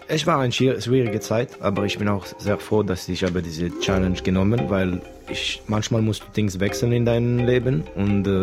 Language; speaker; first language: German; non-native, local second language; French